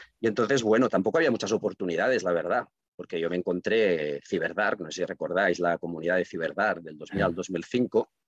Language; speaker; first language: Spanish; non-native, local second language; Catalan